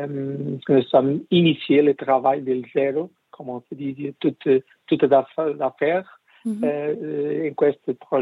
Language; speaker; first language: French; non-native, learner; Portuguese